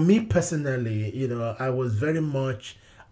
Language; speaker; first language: English; non-native, local second language; Yoruba